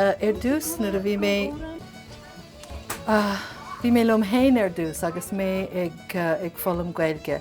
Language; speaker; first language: Irish; non-native, fluent; English